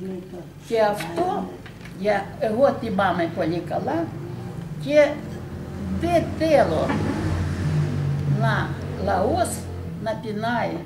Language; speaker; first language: Greek; non-native, learner; Russian